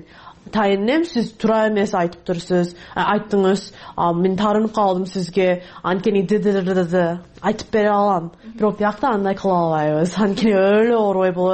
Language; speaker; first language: Kyrgyz; non-native, learner; English